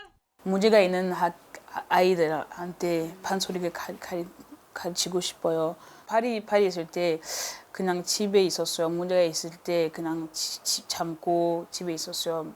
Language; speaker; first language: Korean; non-native, learner; French